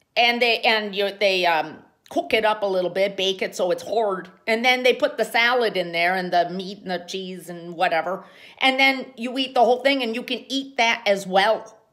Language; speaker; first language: English; native; English